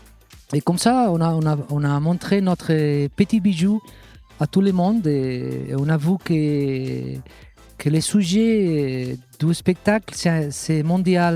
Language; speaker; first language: French; non-native, fluent; Catalan